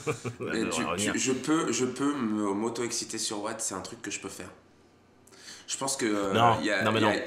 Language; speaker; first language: French; native; French